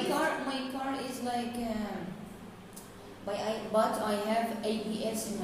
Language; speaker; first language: English; non-native, learner; Portuguese